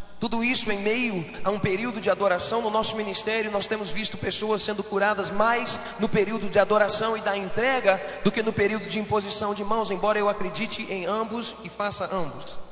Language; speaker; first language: Portuguese; non-native, fluent; English